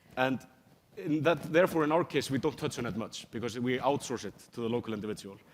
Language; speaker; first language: English; non-native, fluent; Icelandic